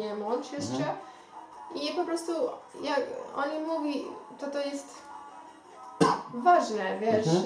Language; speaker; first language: Polish; non-native, learner; Xhosa